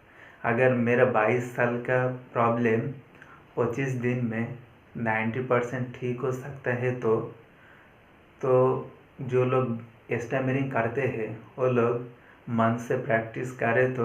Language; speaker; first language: Hindi; non-native, local second language; Bangla